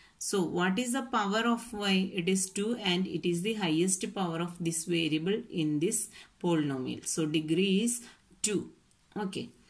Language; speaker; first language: English; non-native, local second language; Malayalam